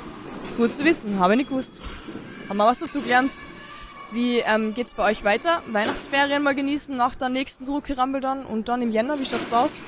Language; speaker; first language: German; native; German